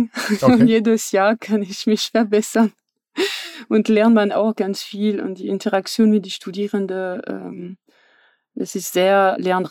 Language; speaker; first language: German; non-native, fluent; French